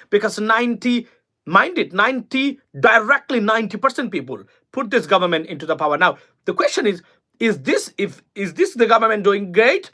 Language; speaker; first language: English; non-native, local second language; Bangla